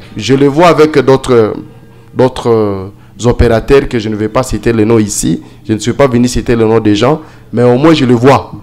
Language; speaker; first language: French; non-native, local second language; Swahili